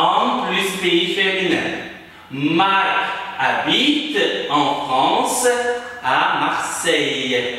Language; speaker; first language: French; non-native, fluent; Uzbek